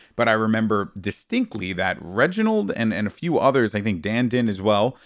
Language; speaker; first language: English; native; English